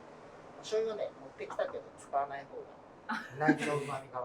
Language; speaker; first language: Japanese; native; Japanese